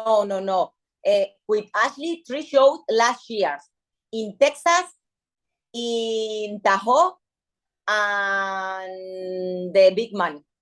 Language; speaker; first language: English; non-native, learner; Spanish